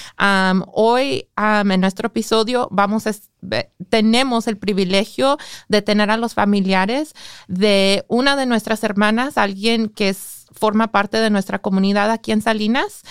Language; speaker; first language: Spanish; early bilingual, heritage; English